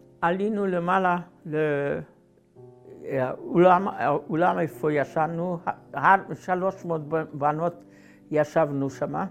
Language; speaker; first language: Hebrew; non-native, fluent; Hungarian